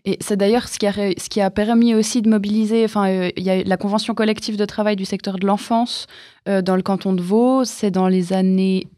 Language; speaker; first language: French; native; French